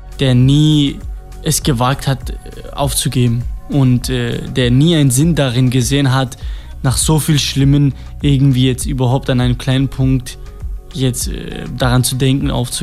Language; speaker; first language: German; non-native, fluent; Kurdish